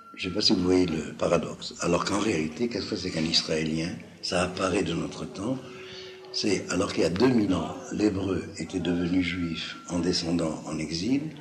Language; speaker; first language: French; non-native, local second language; Arabic